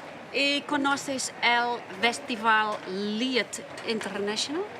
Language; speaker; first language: Spanish; non-native, learner; Dutch